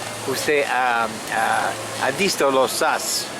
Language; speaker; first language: Spanish; non-native, fluent; French